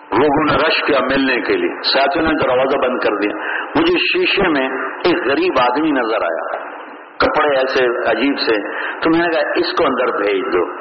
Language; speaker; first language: Urdu; non-native, local second language; Punjabi